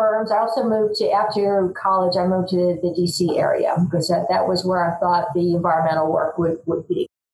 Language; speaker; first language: English; native; English